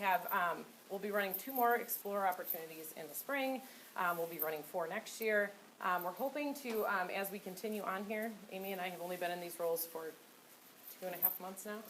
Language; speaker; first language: English; native; English